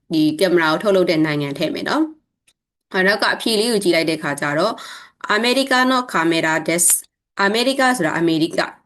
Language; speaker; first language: Burmese; native; Burmese